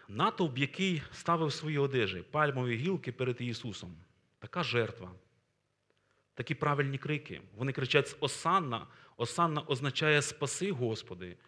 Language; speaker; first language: Ukrainian; native; Ukrainian